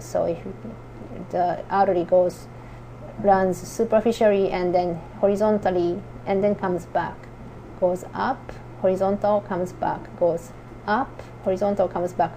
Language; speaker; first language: English; non-native, fluent; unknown